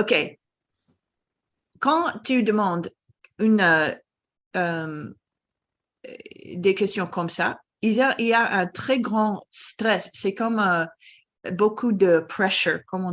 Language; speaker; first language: French; non-native, fluent; English